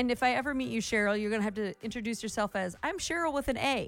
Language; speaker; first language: English; native; English